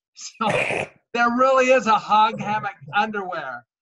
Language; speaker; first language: English; native; English